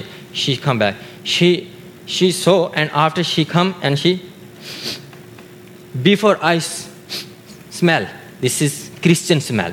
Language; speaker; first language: English; non-native, learner; Urdu